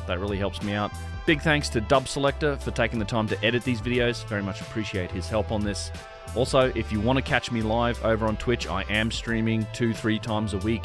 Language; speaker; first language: English; native; English